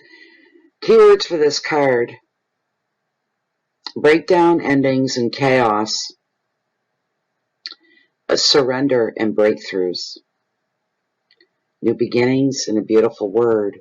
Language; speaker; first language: English; native; English